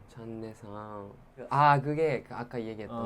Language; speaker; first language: Korean; non-native, learner; Japanese